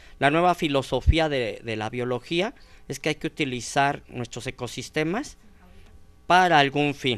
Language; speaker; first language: Spanish; native; Spanish